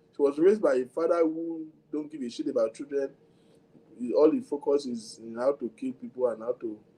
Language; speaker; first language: English; non-native, local second language; Yoruba